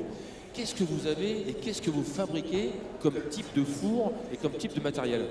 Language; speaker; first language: French; native; French